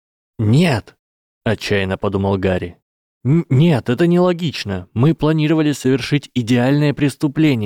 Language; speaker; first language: Russian; native; Russian